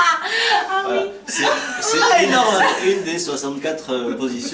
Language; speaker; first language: French; native; French